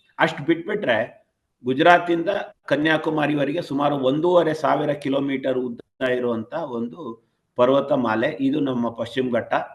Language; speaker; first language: Kannada; non-native, local second language; Tamil